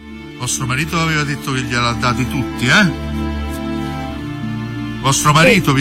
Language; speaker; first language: Italian; native; Italian